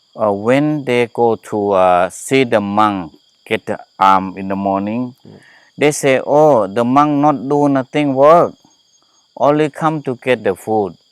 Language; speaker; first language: English; non-native, learner; Thai